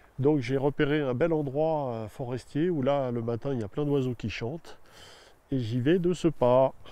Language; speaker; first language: French; native; French